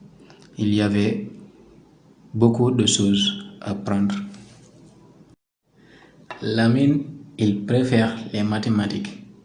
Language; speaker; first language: French; non-native, learner; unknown